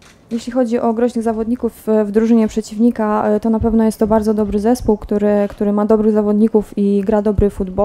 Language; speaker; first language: Polish; native; Polish